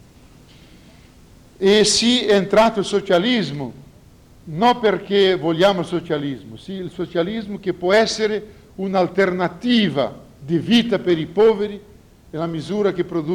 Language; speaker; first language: Italian; non-native, fluent; Portuguese